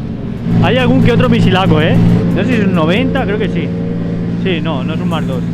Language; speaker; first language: Spanish; native; Spanish